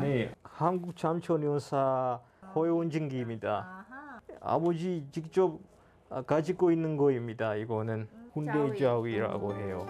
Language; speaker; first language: Korean; non-native, learner; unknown